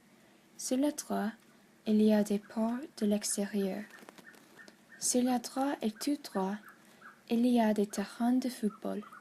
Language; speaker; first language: French; non-native, learner; English